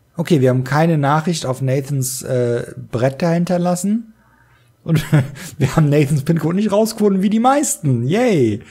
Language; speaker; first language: German; native; German